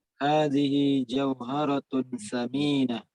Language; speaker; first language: Arabic; non-native, learner; Indonesian